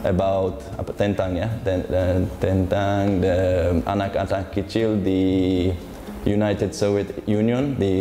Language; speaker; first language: Indonesian; non-native, learner; Uzbek